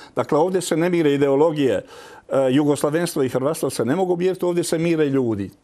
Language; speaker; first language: Croatian; native; Croatian